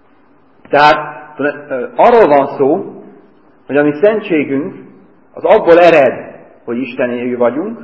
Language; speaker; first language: Hungarian; native; Hungarian